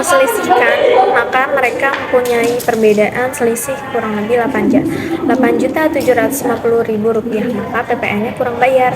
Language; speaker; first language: Indonesian; native; Indonesian